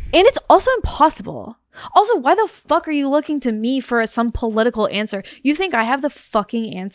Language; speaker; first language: English; native; English